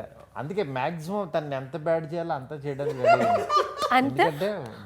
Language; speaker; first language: Telugu; native; Telugu